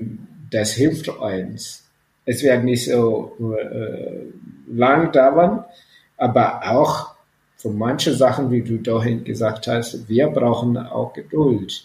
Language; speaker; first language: German; non-native, fluent; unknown